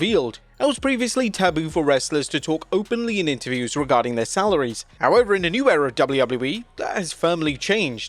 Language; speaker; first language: English; native; English